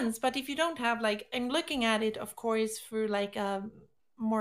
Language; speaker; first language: English; non-native, fluent; Swedish